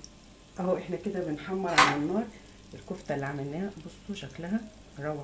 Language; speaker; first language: Arabic; native; Arabic